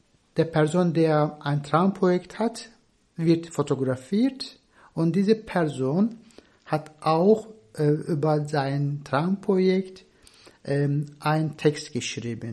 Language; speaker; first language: German; non-native, fluent; Turkish